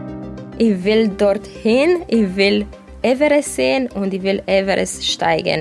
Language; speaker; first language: German; non-native, fluent; Romanian